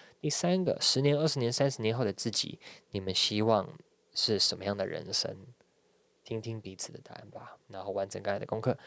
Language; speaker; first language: Chinese; native; Chinese